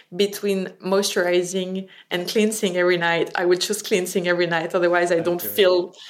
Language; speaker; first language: English; non-native, fluent; French